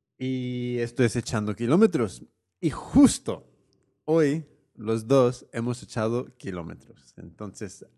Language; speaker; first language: Spanish; native; Spanish